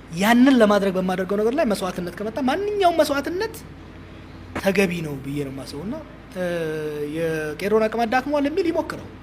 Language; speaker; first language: Amharic; non-native, local second language; Oromo